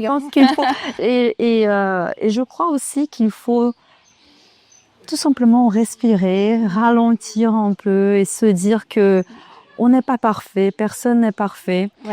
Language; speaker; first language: French; non-native, fluent; Portuguese